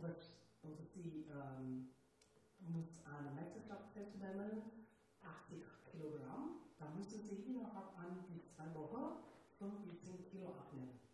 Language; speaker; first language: German; non-native, learner; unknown